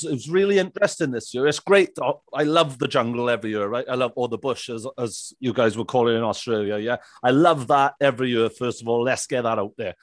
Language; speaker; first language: English; native; English